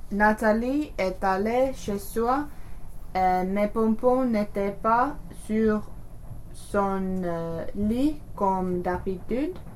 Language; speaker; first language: French; non-native, learner; English